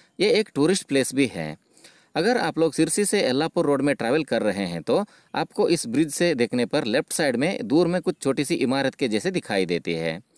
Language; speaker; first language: Hindi; non-native, local second language; Kannada